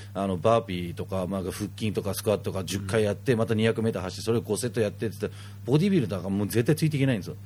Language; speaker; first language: Japanese; non-native, fluent; Danish